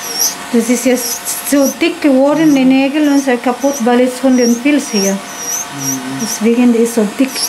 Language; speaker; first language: German; non-native, learner; Filipino